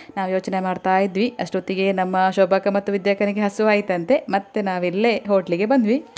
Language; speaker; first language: Kannada; non-native, local second language; Tulu